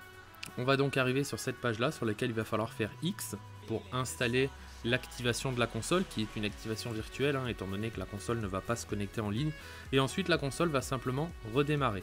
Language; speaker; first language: French; native; French